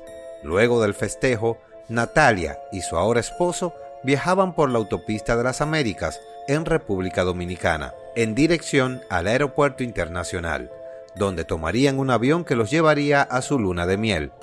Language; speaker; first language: Spanish; native; Spanish